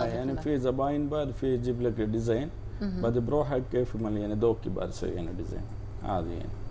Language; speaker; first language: Arabic; non-native, learner; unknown